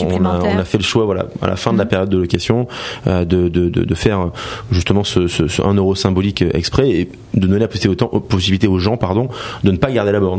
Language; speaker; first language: French; native; French